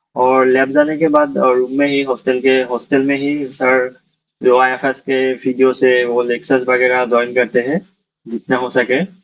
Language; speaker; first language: Hindi; non-native, local second language; Assamese